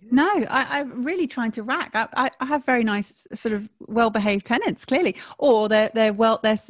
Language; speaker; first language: English; native; English